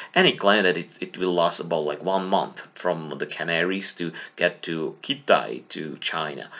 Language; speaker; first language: English; non-native, fluent; Slovak